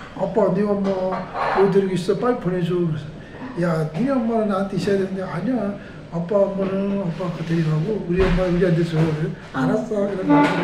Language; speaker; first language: Korean; non-native, fluent; Nepali